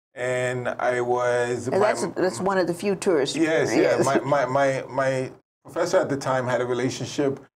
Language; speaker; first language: English; native; English